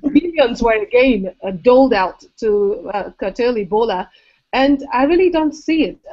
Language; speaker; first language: English; non-native, local second language; Igbo